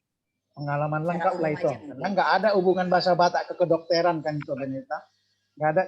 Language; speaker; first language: Indonesian; native; Indonesian